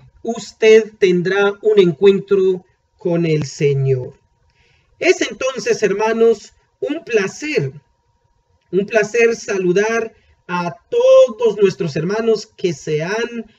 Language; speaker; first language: Spanish; native; Spanish